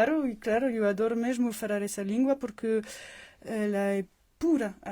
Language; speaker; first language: Portuguese; non-native, fluent; French